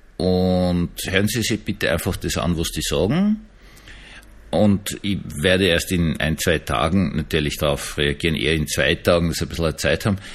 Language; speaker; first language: German; native; German